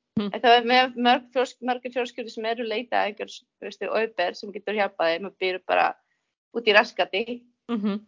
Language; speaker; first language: Icelandic; non-native, fluent; Czech